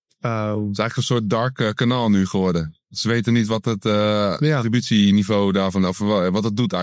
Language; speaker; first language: Dutch; native; Dutch